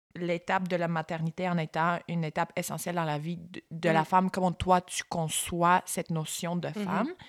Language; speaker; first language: French; early bilingual, other home language; Bulgarian